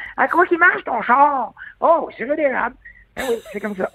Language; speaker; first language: French; native; French